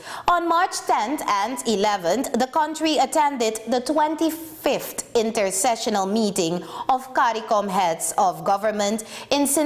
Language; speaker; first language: English; non-native, fluent; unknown